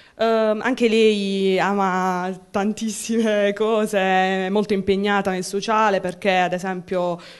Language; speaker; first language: Italian; native; Italian